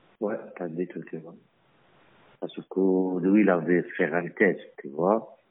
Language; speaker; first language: French; non-native, learner; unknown